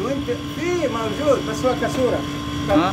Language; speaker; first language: Arabic; non-native, learner; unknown